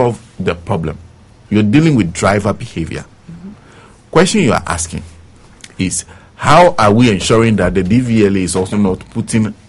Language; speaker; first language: English; non-native, local second language; Ewe